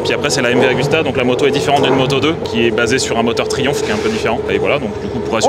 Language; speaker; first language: French; native; French